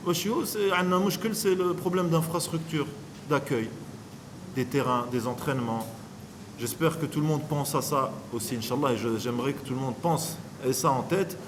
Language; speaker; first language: French; non-native, local second language; Arabic